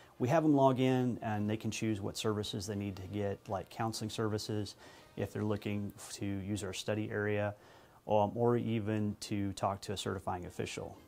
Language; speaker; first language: English; native; English